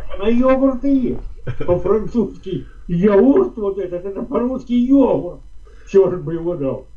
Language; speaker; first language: Russian; native; Russian